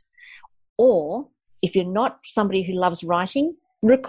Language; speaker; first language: English; native; English